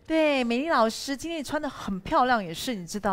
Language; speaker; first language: Chinese; native; Chinese